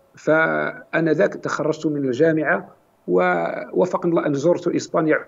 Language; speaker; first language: Arabic; native; Arabic